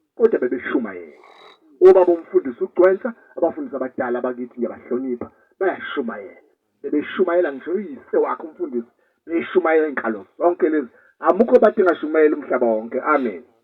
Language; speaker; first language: Zulu; native; Zulu